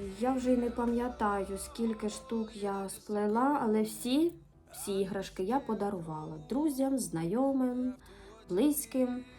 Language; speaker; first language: Ukrainian; native; Ukrainian